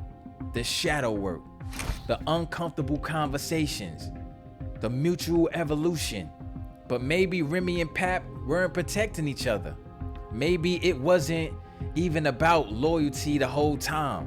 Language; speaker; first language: English; native; English